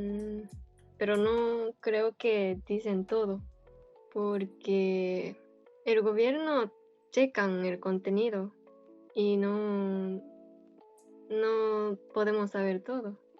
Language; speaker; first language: Spanish; non-native, fluent; Japanese